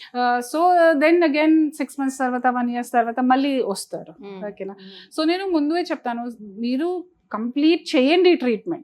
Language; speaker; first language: Telugu; non-native, fluent; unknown